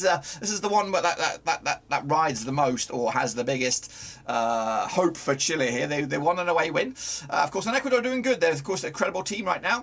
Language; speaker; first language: English; native; English